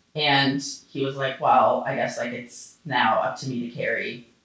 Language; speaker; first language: English; early bilingual, other home language; Russian